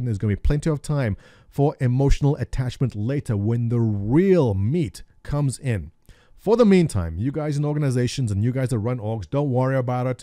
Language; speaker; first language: English; native; English